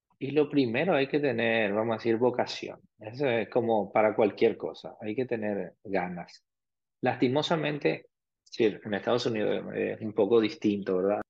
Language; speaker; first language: Spanish; early bilingual, other home language; Arabic